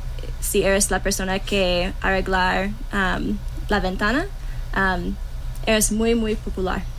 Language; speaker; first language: Spanish; non-native, learner; English